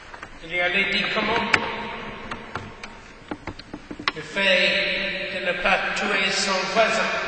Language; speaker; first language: French; non-native, fluent; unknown